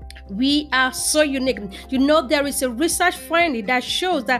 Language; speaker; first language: English; non-native, local second language; Yoruba